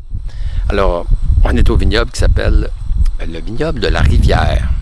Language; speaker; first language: French; native; French